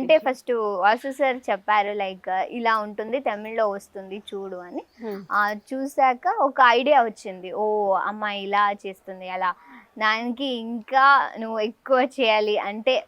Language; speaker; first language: Telugu; non-native, learner; Kannada